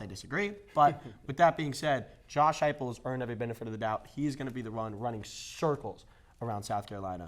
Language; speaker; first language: English; native; English